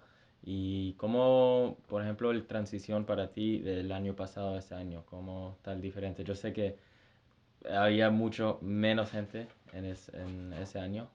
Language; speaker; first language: Spanish; early bilingual, heritage; Spanish